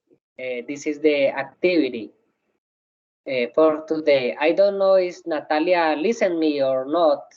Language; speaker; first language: English; non-native, learner; Spanish